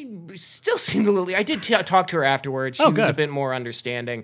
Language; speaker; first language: English; native; English